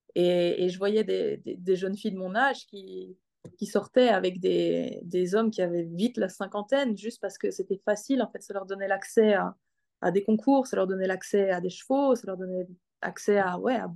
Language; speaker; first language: French; native; French